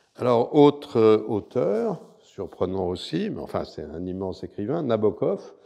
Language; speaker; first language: French; native; French